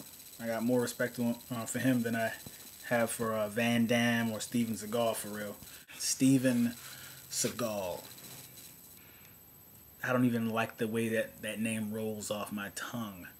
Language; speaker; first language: English; native; English